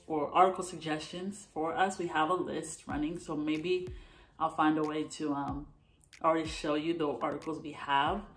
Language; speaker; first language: English; native; English